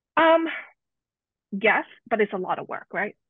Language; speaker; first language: English; native; English